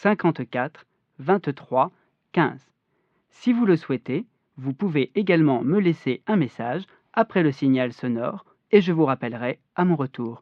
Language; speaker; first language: French; native; French